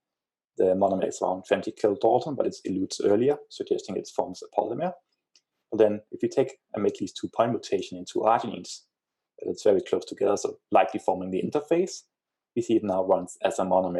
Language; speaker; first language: English; non-native, fluent; Danish